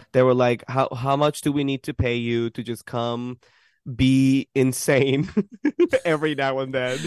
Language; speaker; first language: English; early bilingual, other home language; Spanish